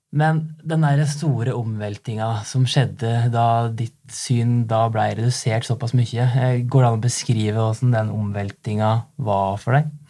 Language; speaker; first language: Norwegian; native; Norwegian